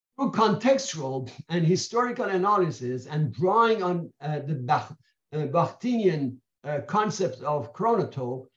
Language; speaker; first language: English; non-native, fluent; Persian